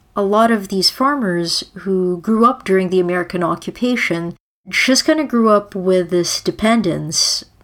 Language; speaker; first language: English; non-native, local second language; Filipino